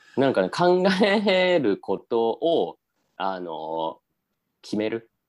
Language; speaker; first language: Japanese; native; Japanese